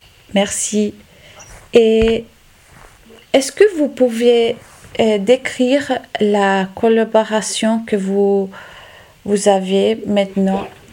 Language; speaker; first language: French; non-native, local second language; Italian